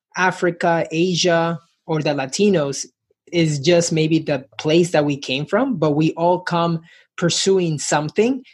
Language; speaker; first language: English; early bilingual, other home language; Spanish